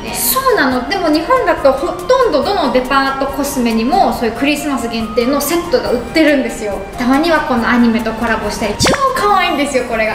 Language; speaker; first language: Japanese; native; Japanese